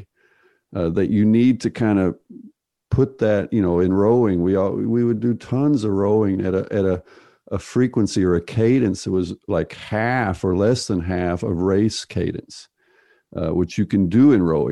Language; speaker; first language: English; native; English